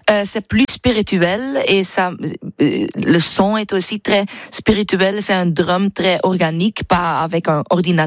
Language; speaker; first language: French; non-native, learner; Dutch